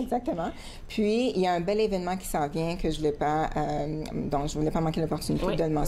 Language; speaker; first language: French; native; French